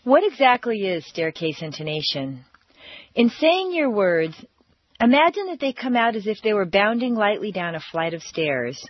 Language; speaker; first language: English; native; English